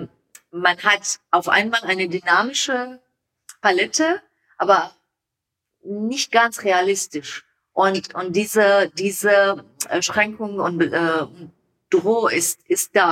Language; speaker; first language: German; non-native, learner; Persian